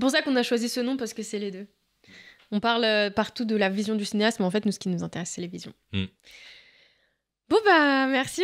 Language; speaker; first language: French; native; French